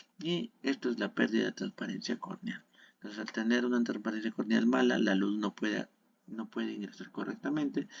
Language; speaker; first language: Spanish; native; Spanish